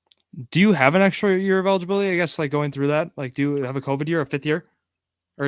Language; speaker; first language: English; native; English